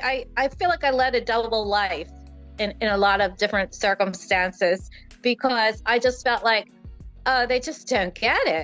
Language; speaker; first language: English; native; English